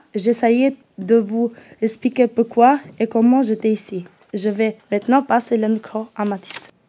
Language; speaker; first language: French; non-native, learner; Albanian